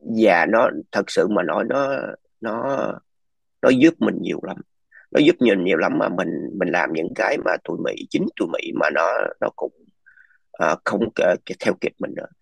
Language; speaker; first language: Vietnamese; early bilingual, other home language; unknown